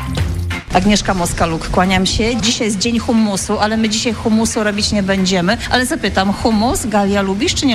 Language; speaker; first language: Polish; native; Polish